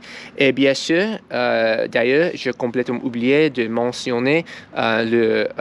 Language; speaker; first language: French; non-native, learner; English